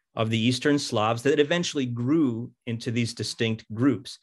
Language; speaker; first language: English; early bilingual, other home language; Ukrainian